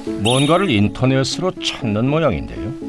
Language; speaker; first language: Korean; native; Korean